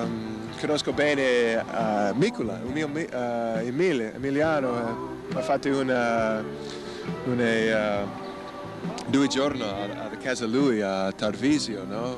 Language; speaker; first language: Italian; non-native, learner; English